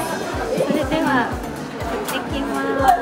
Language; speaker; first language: Japanese; native; Japanese